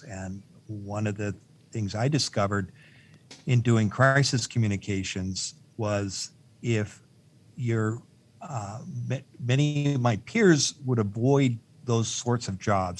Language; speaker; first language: English; native; English